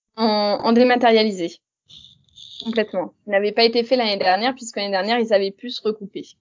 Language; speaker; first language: French; native; French